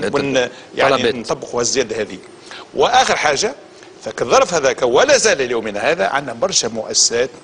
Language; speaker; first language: Arabic; native; Arabic